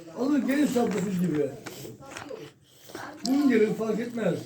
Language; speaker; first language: Turkish; native; Turkish